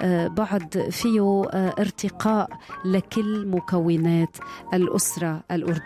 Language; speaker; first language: Arabic; native; Arabic